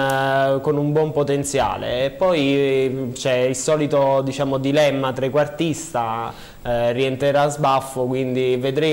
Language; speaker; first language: Italian; native; Italian